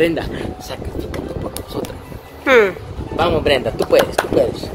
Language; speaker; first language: Spanish; native; Spanish